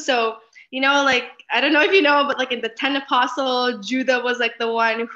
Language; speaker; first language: English; non-native, local second language; Filipino